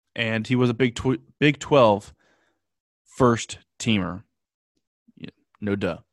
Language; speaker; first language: English; native; English